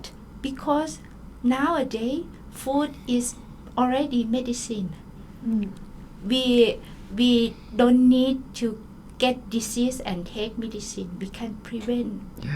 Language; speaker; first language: English; non-native, learner; Thai